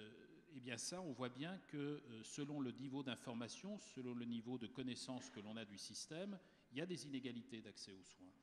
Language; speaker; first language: French; native; French